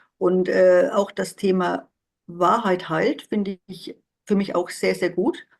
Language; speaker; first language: German; native; German